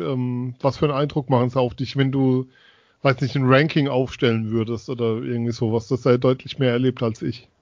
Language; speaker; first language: German; native; German